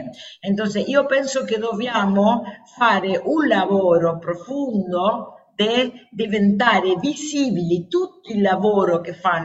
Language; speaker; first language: Italian; non-native, learner; Spanish